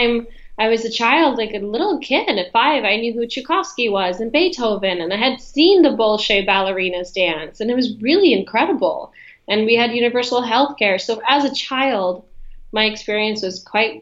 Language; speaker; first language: English; early bilingual, other home language; Russian